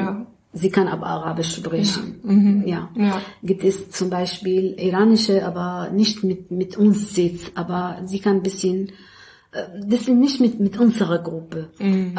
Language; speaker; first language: German; non-native, learner; Arabic